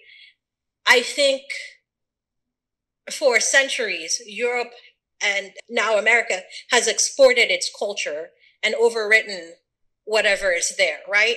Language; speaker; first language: English; early bilingual, other home language; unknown